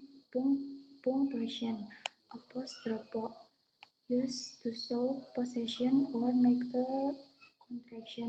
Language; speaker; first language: English; non-native, learner; Indonesian